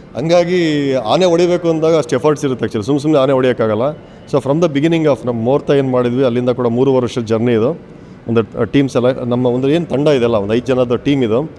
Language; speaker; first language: Kannada; native; Kannada